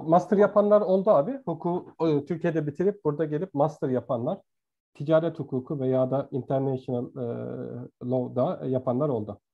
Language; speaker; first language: Turkish; native; Turkish